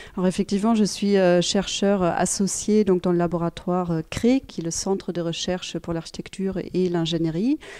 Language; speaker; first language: French; non-native, fluent; German